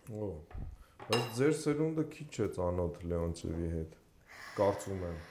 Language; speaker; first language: Armenian; native; Armenian